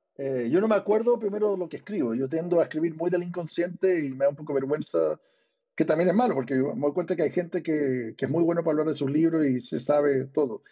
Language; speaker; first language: Spanish; early bilingual, other home language; English